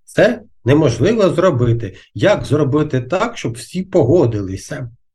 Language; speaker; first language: Ukrainian; native; Ukrainian